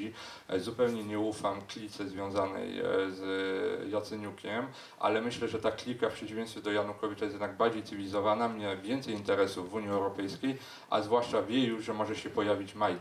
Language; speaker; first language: Polish; native; Polish